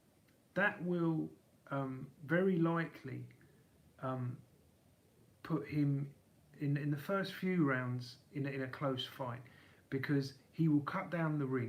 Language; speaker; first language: English; native; English